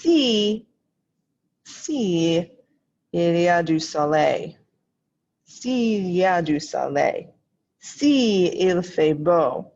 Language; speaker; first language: French; non-native, fluent; English